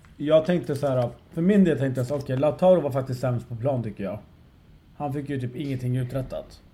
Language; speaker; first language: Swedish; early bilingual, other home language; Persian